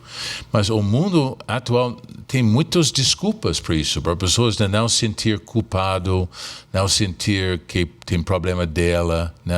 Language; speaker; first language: Portuguese; non-native, fluent; English